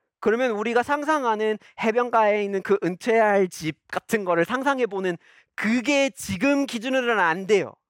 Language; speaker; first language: Korean; non-native, fluent; English